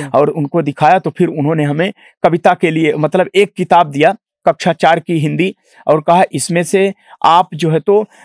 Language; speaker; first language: Hindi; native; Hindi